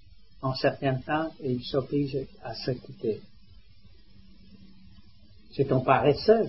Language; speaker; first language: French; non-native, learner; Vietnamese